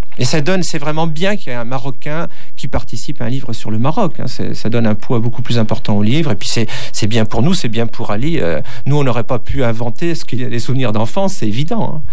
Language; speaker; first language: French; native; French